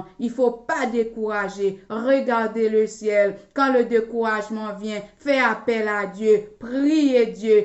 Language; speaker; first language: French; non-native, local second language; Haitian Creole